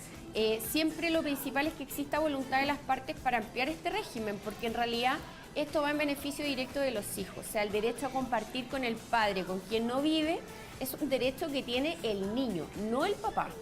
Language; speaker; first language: Spanish; native; Spanish